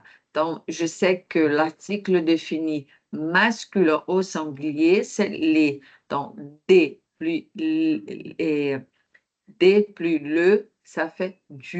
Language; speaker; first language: French; non-native, fluent; Portuguese